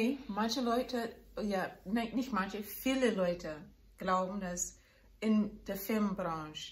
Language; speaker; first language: German; non-native, fluent; English